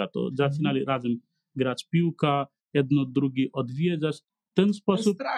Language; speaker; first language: Polish; non-native, learner; Nepali